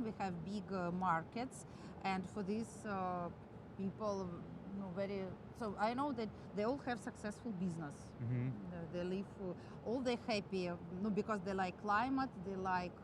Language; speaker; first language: English; non-native, fluent; Russian